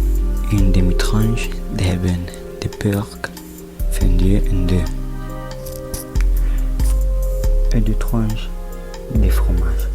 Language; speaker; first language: French; non-native, learner; Spanish